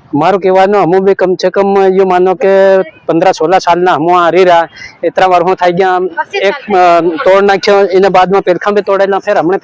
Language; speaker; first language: Hindi; non-native, local second language; Gujarati